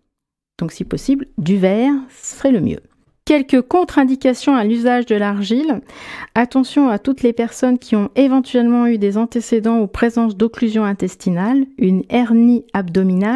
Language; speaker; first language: French; native; French